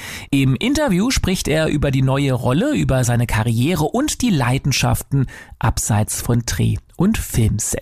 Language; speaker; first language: German; native; German